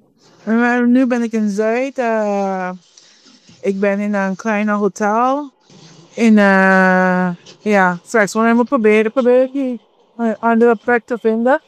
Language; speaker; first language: Dutch; non-native, fluent; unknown